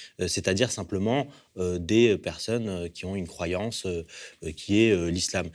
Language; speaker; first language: French; early bilingual, other home language; Arabic